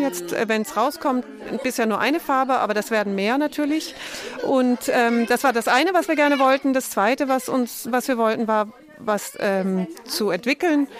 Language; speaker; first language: German; native; German